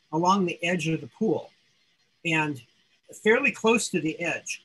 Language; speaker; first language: English; native; English